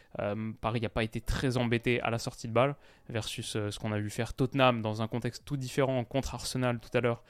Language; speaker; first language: French; native; French